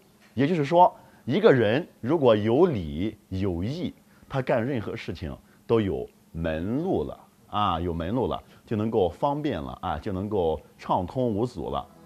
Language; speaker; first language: Chinese; native; Chinese